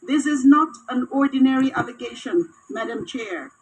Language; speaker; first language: English; non-native, local second language; Filipino